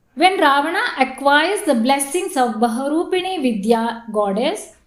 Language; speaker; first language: English; non-native, local second language; Kannada